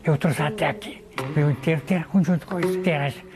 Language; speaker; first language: Portuguese; non-native, learner; Korean